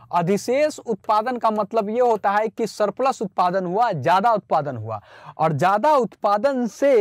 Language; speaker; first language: Hindi; native; Hindi